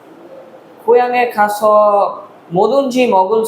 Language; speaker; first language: Korean; non-native, learner; Bangla